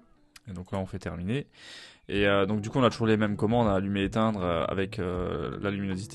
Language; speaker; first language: French; native; French